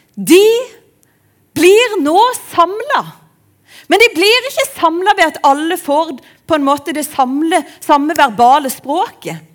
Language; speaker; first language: Norwegian; native; Norwegian